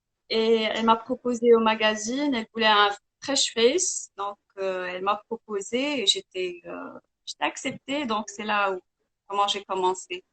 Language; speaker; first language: French; non-native, local second language; Arabic